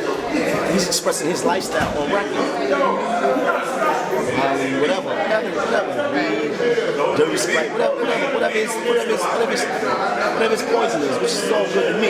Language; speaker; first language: English; native; English